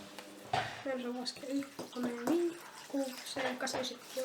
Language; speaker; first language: Finnish; non-native, learner; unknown